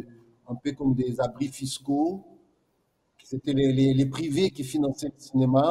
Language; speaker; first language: French; non-native, fluent; Portuguese